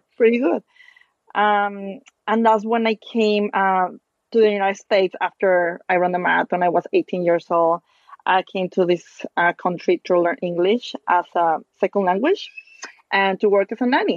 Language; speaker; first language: English; non-native, fluent; Spanish